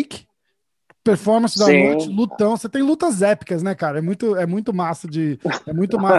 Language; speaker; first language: Portuguese; native; Portuguese